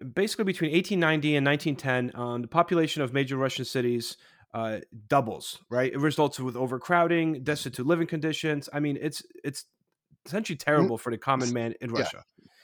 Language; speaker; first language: English; non-native, fluent; Polish